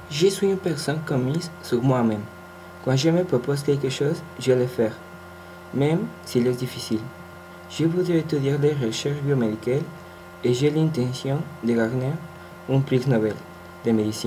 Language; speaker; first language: French; non-native, learner; Spanish